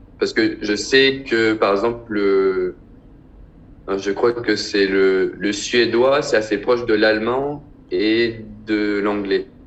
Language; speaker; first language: French; native; French